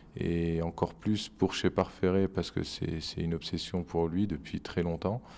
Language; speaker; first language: French; native; French